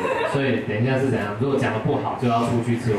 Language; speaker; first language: Chinese; native; Chinese